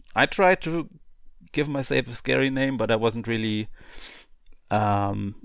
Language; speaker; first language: English; non-native, fluent; German